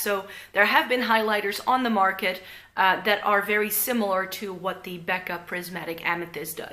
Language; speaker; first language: English; non-native, fluent; Dutch